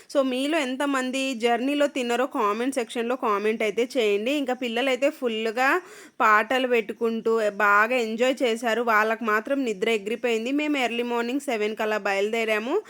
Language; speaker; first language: Telugu; native; Telugu